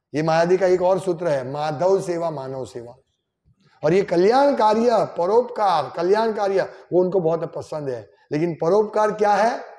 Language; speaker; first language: Hindi; non-native, local second language; Gujarati